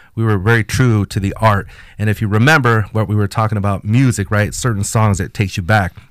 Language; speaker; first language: English; non-native, fluent; Spanish